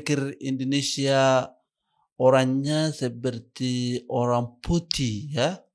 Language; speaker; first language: Indonesian; non-native, learner; Arabic